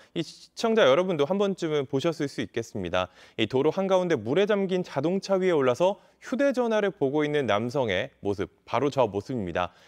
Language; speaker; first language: Korean; native; Korean